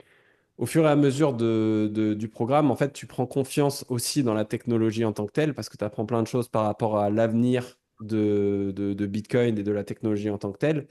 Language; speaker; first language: French; native; French